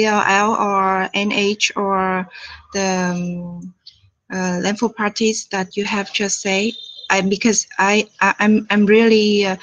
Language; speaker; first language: English; non-native, fluent; Vietnamese